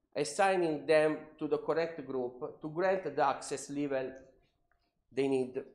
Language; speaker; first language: English; non-native, learner; Italian